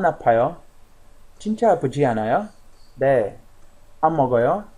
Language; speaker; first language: Korean; non-native, learner; Portuguese